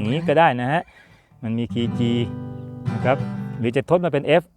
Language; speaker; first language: Thai; native; Thai